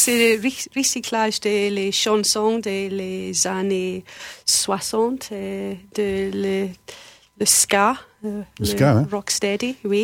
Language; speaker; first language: French; non-native, learner; English